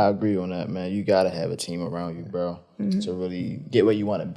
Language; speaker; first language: English; native; English